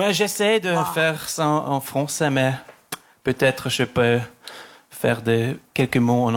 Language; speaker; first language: French; non-native, local second language; German